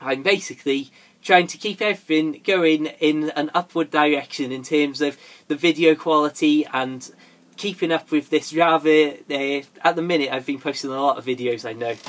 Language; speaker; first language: English; native; English